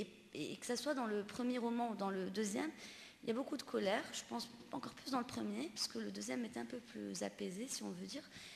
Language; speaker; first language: French; non-native, local second language; Arabic